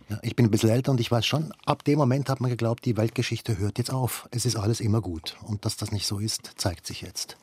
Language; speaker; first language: German; native; German